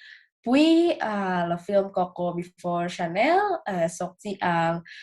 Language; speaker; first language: French; non-native, learner; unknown